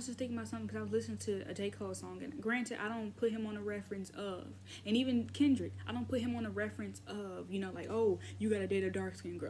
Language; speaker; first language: English; native; English